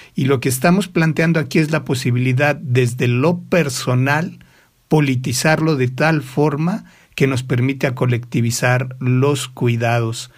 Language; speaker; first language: Spanish; native; Spanish